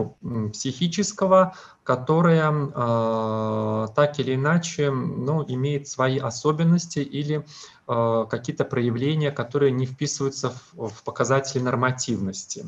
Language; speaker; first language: Russian; native; Russian